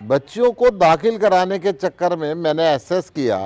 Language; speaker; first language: Hindi; native; Hindi